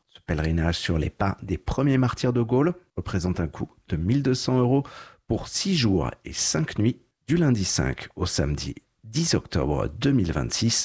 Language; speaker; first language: French; native; French